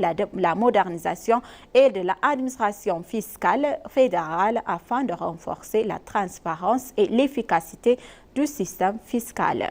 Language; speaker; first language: French; non-native, fluent; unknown